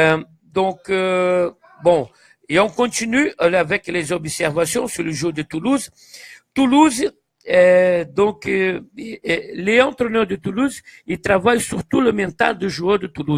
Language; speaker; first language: French; non-native, fluent; Portuguese